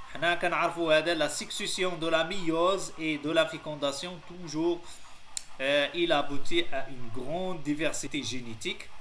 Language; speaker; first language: French; non-native, local second language; Arabic